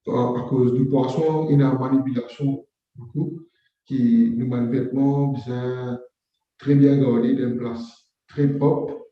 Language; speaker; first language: French; non-native, local second language; Morisyen